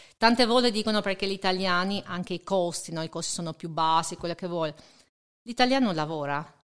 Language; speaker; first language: Italian; non-native, fluent; Albanian